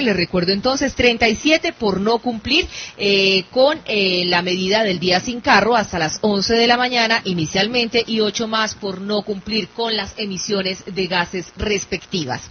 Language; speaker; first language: Spanish; native; Spanish